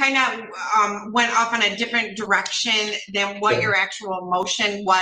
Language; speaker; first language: English; native; English